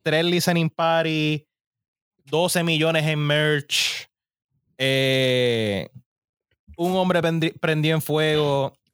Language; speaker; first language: Spanish; early bilingual, heritage; Spanish